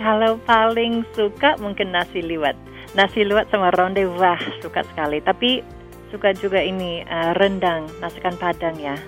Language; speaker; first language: Indonesian; non-native, fluent; English